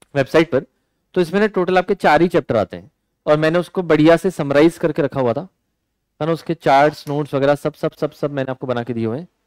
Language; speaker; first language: Hindi; native; Hindi